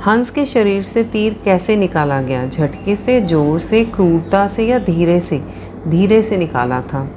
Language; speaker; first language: Hindi; non-native, local second language; Punjabi